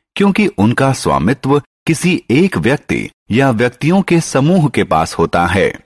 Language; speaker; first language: Hindi; non-native, local second language; Marathi